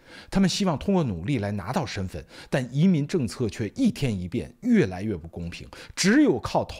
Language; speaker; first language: Chinese; native; Chinese